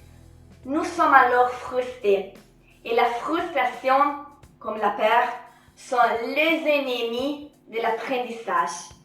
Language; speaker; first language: French; non-native, fluent; Italian